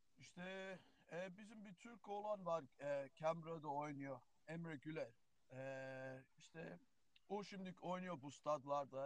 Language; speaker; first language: Turkish; early bilingual, heritage; Turkish